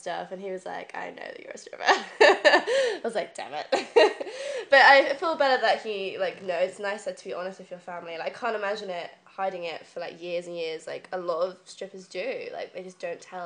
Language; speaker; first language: English; native; English